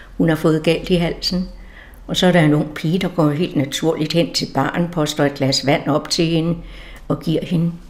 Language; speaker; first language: Danish; native; Danish